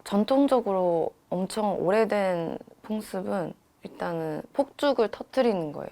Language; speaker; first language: Korean; non-native, fluent; Chinese